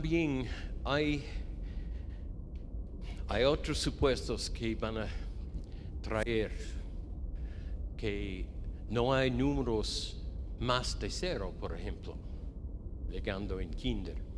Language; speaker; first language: Spanish; non-native, fluent; English